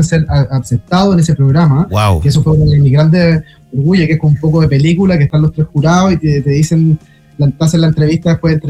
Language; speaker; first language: Spanish; native; Spanish